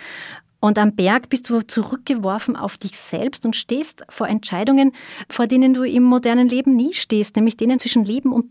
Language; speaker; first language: German; native; German